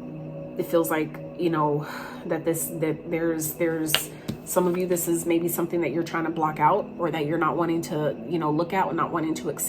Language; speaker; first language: English; native; English